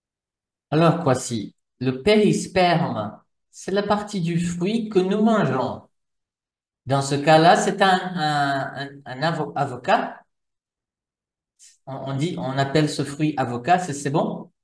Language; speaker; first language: French; non-native, fluent; Portuguese